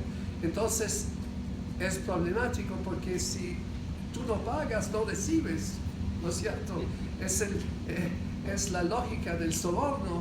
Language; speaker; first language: Spanish; non-native, fluent; English